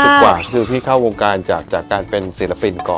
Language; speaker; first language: Thai; early bilingual, heritage; Thai